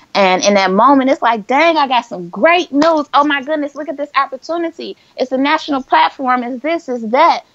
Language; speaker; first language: English; native; English